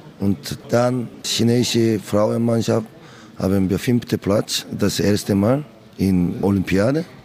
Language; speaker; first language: German; non-native, learner; Korean